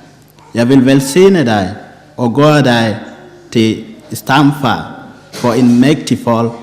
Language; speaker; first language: Danish; non-native, fluent; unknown